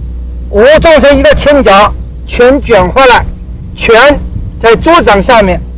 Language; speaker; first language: Chinese; native; Chinese